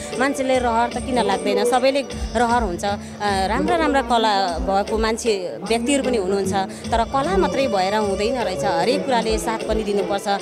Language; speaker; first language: Nepali; non-native, local second language; Limbu